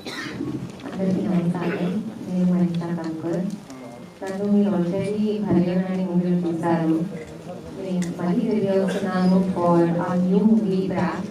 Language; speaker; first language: Telugu; non-native, learner; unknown